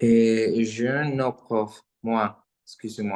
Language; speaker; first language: French; non-native, learner; Spanish